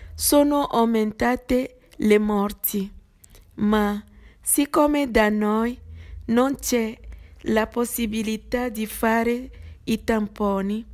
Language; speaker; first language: Italian; non-native, fluent; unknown